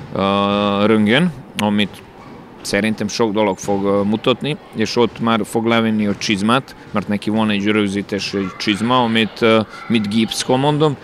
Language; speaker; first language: Hungarian; non-native, learner; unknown